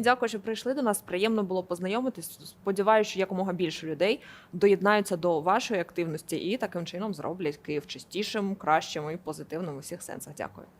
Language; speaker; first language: Ukrainian; native; Ukrainian